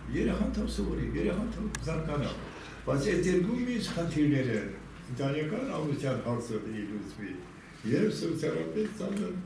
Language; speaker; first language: Armenian; non-native, local second language; Kurdish